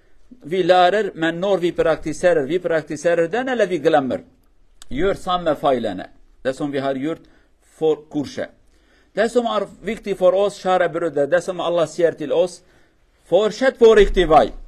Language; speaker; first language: Norwegian; non-native, fluent; Kurdish